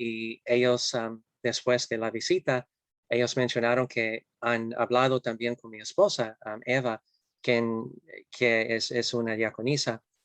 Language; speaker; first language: Spanish; non-native, fluent; English